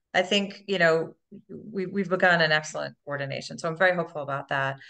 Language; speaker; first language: English; native; English